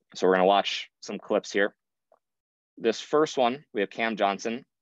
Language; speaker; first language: English; native; English